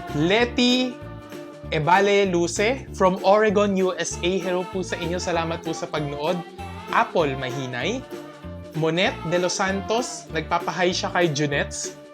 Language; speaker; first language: Filipino; native; Filipino